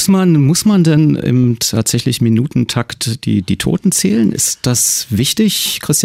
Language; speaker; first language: German; native; German